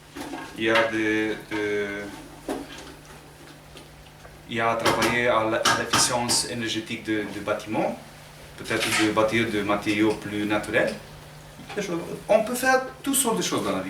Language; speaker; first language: French; non-native, learner; Romanian